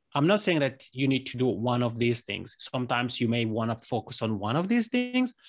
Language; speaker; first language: English; non-native, fluent; Italian